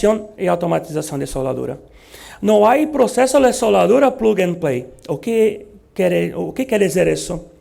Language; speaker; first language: Spanish; non-native, learner; Portuguese